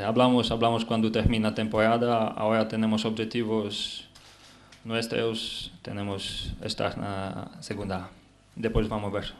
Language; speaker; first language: Spanish; non-native, learner; Polish